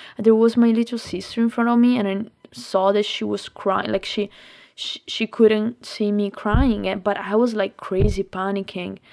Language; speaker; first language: English; non-native, fluent; Italian